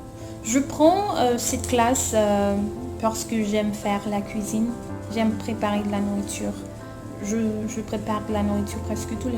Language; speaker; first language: French; non-native, local second language; Haitian Creole